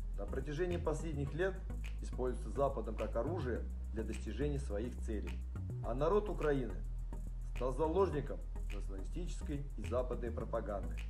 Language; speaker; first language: Russian; native; Russian